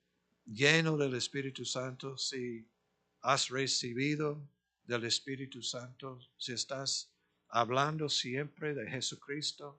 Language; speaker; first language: Spanish; non-native, fluent; English